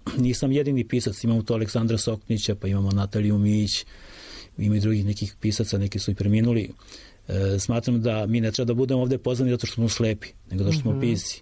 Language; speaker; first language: Serbian; native; Serbian